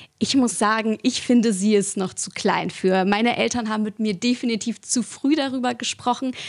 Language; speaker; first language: German; early bilingual, other home language; Russian